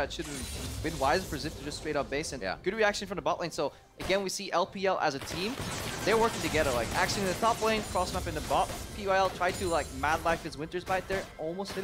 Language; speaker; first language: English; native; English